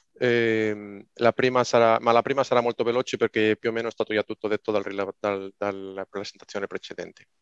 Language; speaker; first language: Italian; non-native, fluent; Spanish